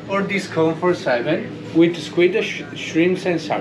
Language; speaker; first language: English; non-native, learner; Italian